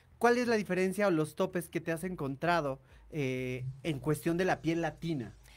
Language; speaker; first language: Spanish; native; Spanish